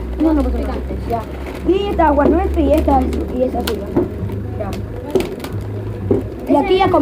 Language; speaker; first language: Spanish; native; Spanish